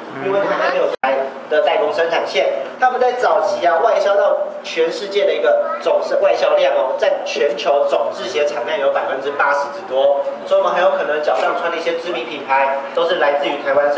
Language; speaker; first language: Chinese; native; Chinese